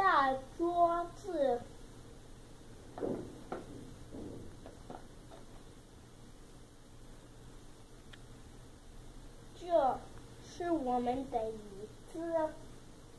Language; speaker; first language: Chinese; non-native, learner; English